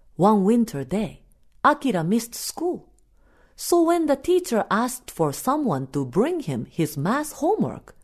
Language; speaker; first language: English; non-native, fluent; Japanese